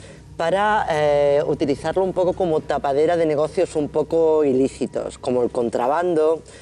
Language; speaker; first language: Spanish; native; Spanish